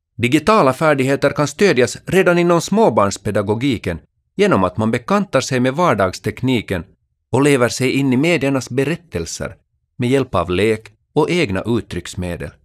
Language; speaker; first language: Swedish; native; Swedish